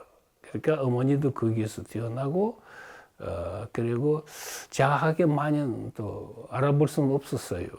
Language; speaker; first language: Korean; early bilingual, heritage; Russian